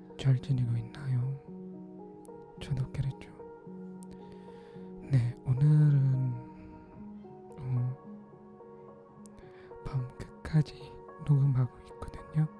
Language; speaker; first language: Korean; non-native, learner; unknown